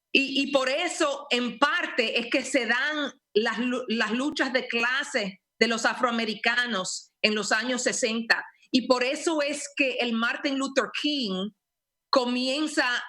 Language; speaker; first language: Spanish; early bilingual, heritage; Spanish